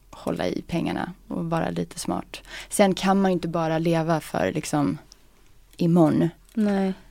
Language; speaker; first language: Swedish; early bilingual, other home language; English